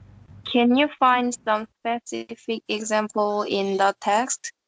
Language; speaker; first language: English; non-native, learner; Korean